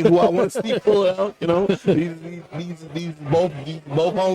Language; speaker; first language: English; native; English